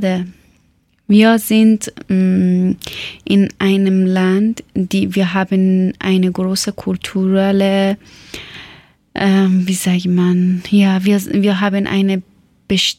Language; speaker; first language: German; non-native, learner; Persian